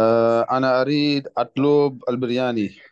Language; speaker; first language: Arabic; non-native, learner; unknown